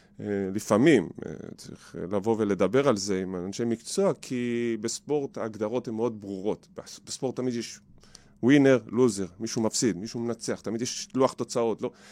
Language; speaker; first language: Hebrew; native; Hebrew